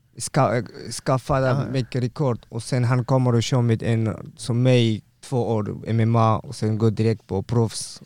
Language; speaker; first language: Swedish; non-native, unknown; Persian